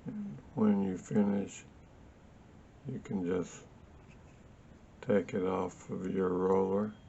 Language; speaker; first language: English; native; English